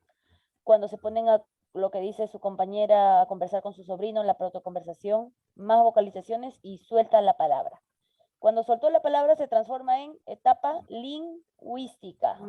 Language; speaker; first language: Spanish; native; Spanish